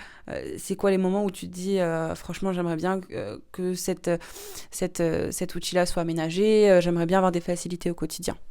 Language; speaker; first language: French; native; French